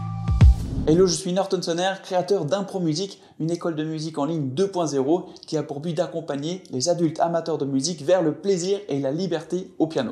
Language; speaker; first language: French; native; French